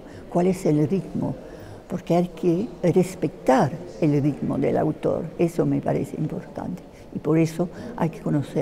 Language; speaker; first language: Spanish; non-native, fluent; French